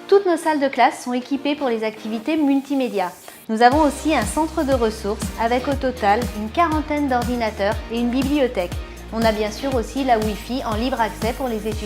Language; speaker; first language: French; native; French